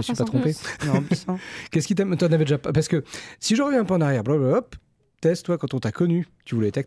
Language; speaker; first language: French; native; French